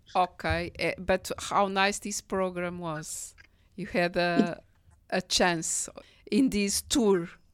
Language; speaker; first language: English; non-native, fluent; Portuguese